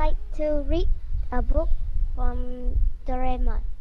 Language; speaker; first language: English; non-native, learner; Vietnamese